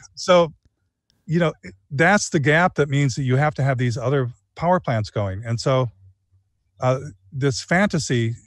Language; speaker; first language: English; native; English